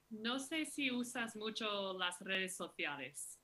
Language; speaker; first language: Spanish; non-native, fluent; English